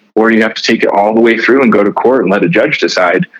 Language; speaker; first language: English; native; English